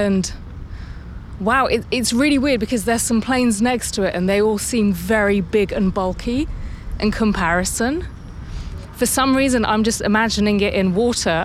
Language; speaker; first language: English; native; English